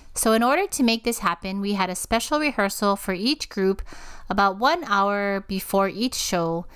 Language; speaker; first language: English; native; English